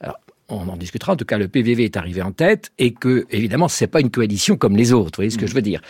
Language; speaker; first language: French; native; French